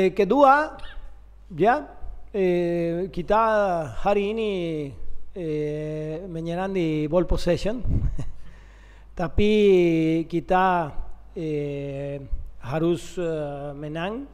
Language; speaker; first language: Indonesian; non-native, learner; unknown